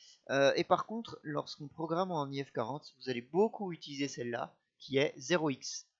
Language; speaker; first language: French; native; French